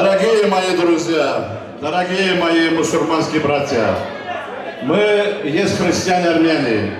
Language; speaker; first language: Russian; non-native, local second language; Armenian